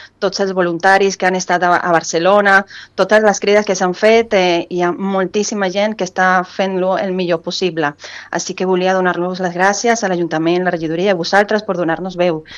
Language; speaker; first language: Catalan; non-native, fluent; Spanish